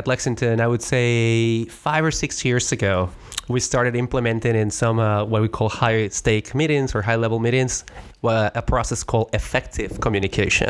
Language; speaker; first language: English; non-native, fluent; Spanish